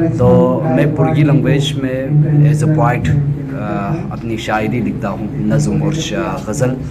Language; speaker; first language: Hindi; non-native, local second language; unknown